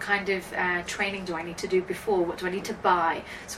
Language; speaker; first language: English; native; English